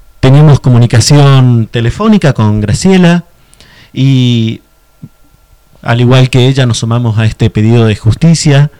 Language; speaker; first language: Spanish; native; Spanish